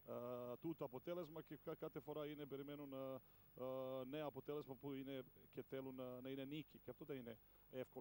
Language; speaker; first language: Greek; non-native, fluent; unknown